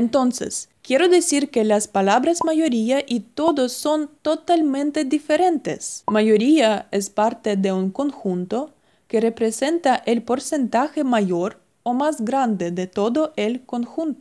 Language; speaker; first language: Spanish; non-native, fluent; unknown